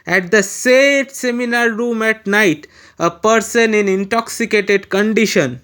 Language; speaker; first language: English; non-native, local second language; Bangla